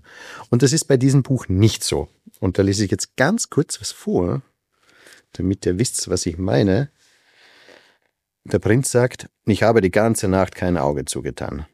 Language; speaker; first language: German; native; German